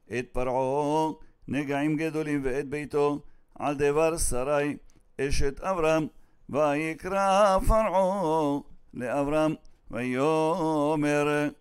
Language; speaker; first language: Hebrew; native; Hebrew